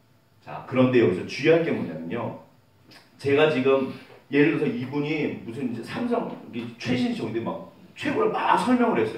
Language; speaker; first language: Korean; native; Korean